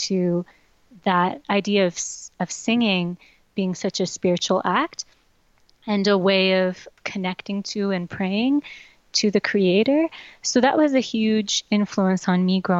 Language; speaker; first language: English; native; English